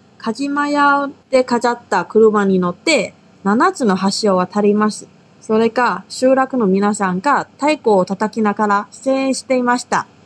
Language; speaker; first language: Japanese; non-native, fluent; Chinese